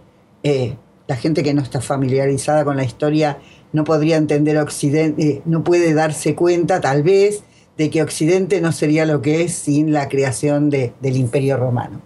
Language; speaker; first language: Spanish; native; Spanish